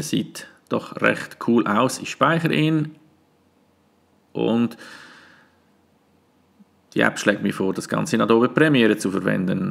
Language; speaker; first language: German; native; German